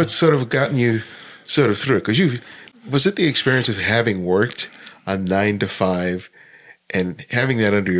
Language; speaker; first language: English; native; English